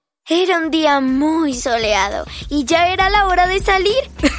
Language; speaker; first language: Spanish; native; Spanish